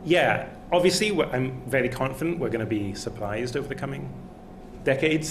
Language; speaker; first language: English; native; English